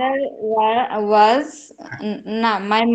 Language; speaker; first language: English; non-native, learner; Bangla